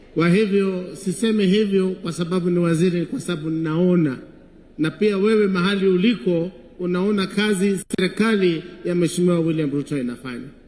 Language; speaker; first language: Swahili; non-native, local second language; Kikuyu